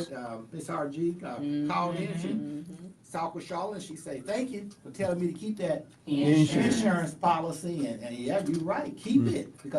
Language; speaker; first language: English; native; English